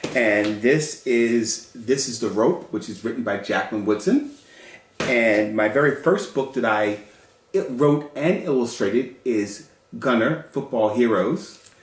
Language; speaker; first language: English; native; English